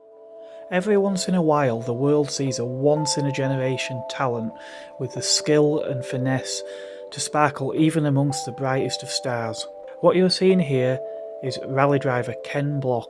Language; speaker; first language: English; native; English